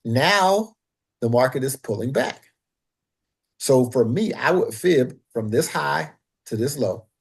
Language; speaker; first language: English; native; English